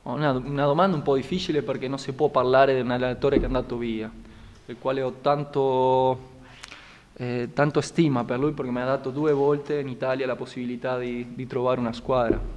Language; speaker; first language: Italian; non-native, fluent; Spanish